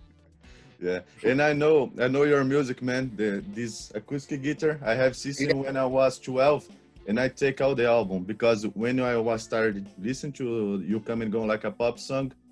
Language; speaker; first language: English; non-native, learner; Portuguese